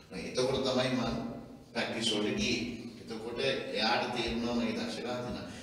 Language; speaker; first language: Sinhala; non-native, local second language; Tamil